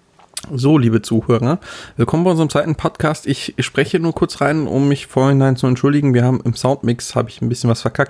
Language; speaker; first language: German; native; German